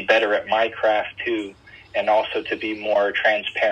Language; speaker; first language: English; native; English